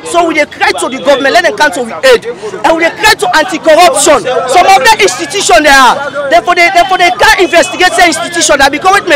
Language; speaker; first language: English; non-native, local second language; Krio